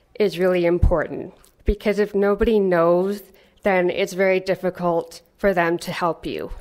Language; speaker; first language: English; native; English